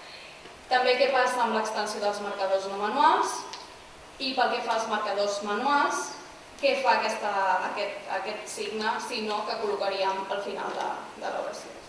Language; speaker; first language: Catalan; native; Catalan